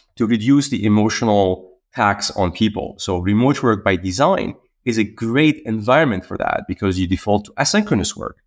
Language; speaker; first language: English; non-native, fluent; Arabic